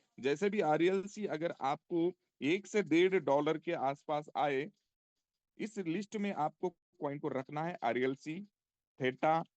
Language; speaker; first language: Hindi; non-native, local second language; Marathi